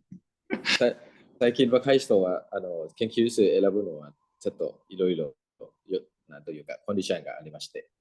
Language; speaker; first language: Japanese; non-native, fluent; Thai